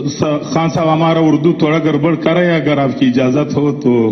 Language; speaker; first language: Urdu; non-native, local second language; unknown